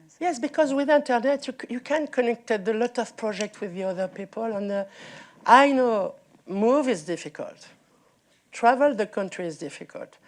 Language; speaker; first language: English; non-native, learner; French